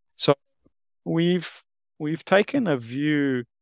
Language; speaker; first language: English; native; English